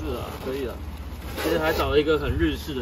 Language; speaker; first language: Chinese; native; Chinese